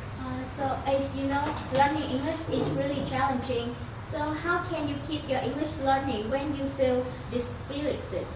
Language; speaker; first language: English; non-native, learner; Vietnamese